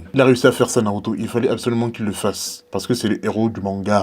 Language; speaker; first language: French; native; French